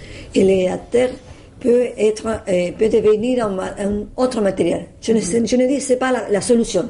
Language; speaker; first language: French; non-native, learner; Spanish